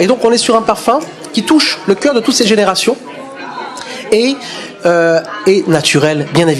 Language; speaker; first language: French; native; French